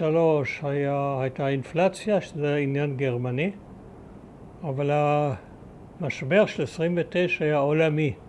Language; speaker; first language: Hebrew; early bilingual, other home language; German